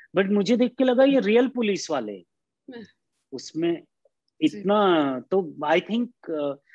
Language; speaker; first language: Hindi; native; Hindi